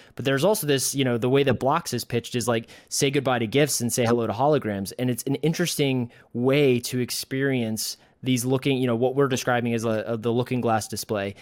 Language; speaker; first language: English; native; English